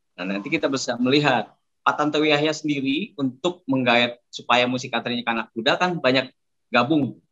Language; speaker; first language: Indonesian; native; Indonesian